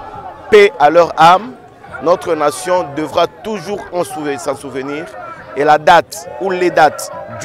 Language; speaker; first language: French; non-native, local second language; Lingala